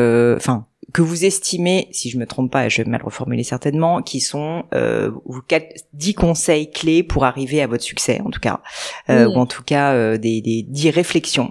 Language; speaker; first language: French; native; French